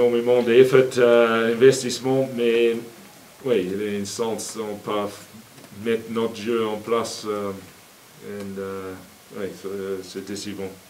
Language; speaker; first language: French; non-native, learner; English